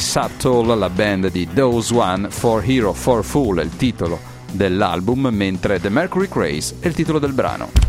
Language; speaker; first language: Italian; native; Italian